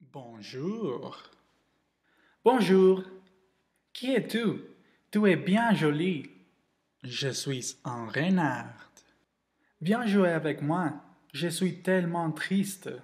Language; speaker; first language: French; non-native, learner; Spanish